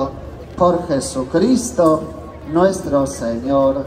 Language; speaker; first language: Spanish; non-native, fluent; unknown